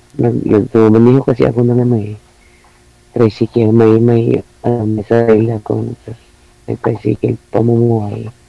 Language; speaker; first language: Filipino; non-native, local second language; Cebuano